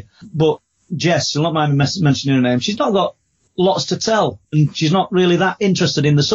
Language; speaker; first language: English; native; English